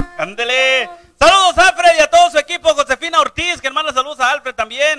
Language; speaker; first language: Spanish; native; Spanish